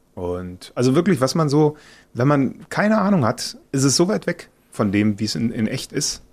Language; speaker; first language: German; native; German